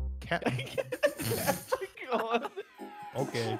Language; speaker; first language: English; native; English